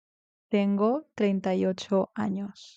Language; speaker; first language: Spanish; non-native, local second language; Catalan